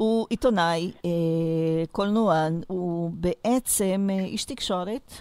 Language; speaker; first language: Hebrew; non-native, fluent; Portuguese